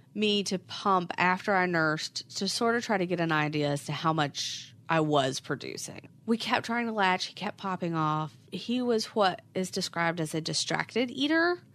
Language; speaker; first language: English; native; English